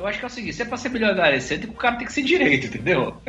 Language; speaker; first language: Portuguese; native; Portuguese